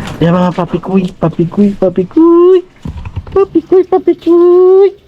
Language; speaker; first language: Filipino; non-native, local second language; Hiligaynon